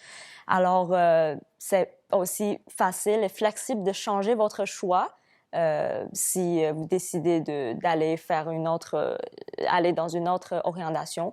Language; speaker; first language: French; non-native, fluent; Chinese